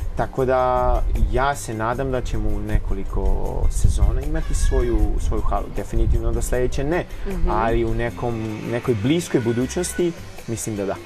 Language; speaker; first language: Serbian; native; Serbian